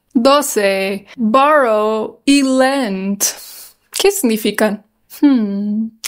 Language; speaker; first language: Spanish; non-native, fluent; English